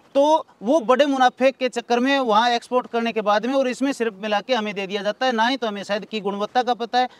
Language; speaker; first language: Hindi; native; Hindi